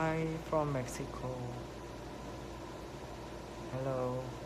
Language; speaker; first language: English; non-native, learner; Korean